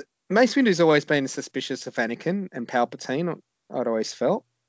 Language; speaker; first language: English; native; English